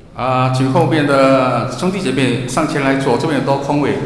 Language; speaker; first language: Chinese; native; Chinese